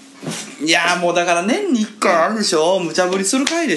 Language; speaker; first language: Japanese; native; Japanese